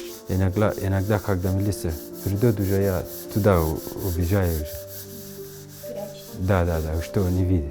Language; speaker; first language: Russian; non-native, learner; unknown